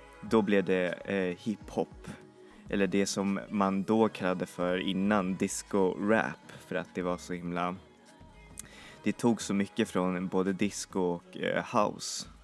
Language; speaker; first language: Swedish; native; Swedish